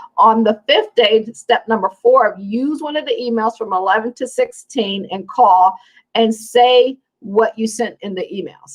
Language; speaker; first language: English; native; English